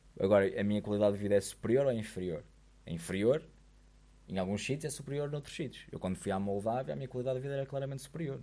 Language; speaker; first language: Portuguese; native; Portuguese